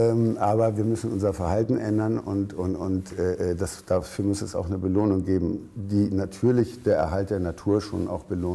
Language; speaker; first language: German; native; German